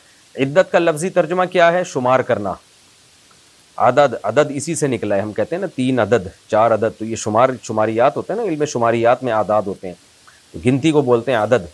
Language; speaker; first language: Urdu; native; Urdu